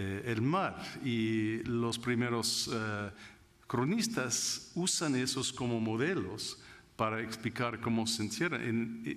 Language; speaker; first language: Spanish; non-native, fluent; English